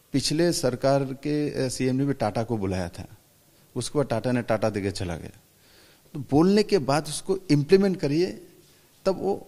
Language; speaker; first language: Hindi; non-native, local second language; Bangla